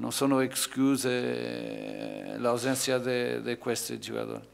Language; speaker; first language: Italian; non-native, fluent; Portuguese